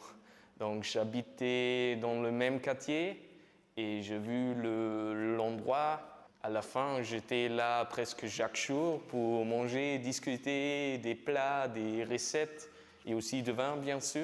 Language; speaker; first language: French; non-native, fluent; German